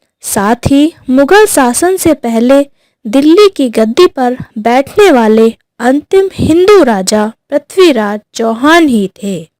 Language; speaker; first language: Hindi; native; Hindi